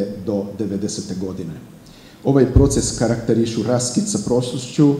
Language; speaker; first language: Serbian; non-native, fluent; Hungarian